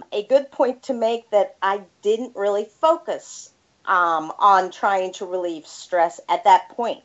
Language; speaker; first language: English; native; English